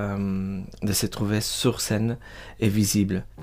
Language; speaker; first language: French; non-native, fluent; Spanish